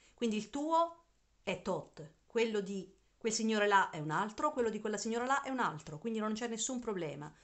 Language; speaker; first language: Italian; native; Italian